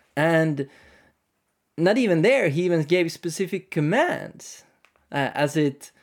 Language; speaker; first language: English; non-native, fluent; Finnish